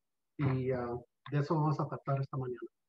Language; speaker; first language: Spanish; early bilingual, heritage; Spanish